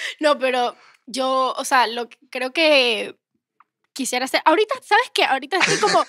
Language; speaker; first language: Spanish; native; Spanish